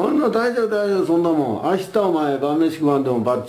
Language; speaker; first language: Japanese; native; Japanese